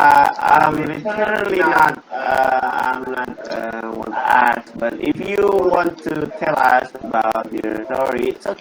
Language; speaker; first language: English; non-native, learner; Indonesian